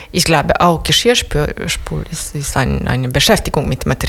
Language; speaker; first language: German; non-native, learner; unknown